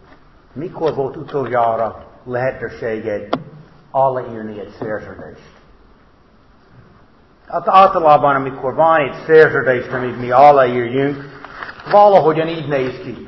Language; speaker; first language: Hungarian; non-native, fluent; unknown